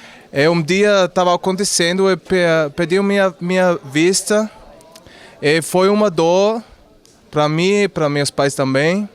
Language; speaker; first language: Portuguese; non-native, learner; German